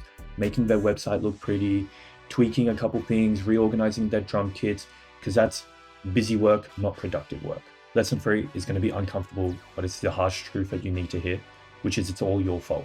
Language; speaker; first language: English; native; English